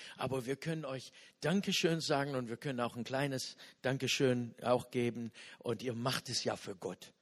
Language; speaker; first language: German; non-native, fluent; English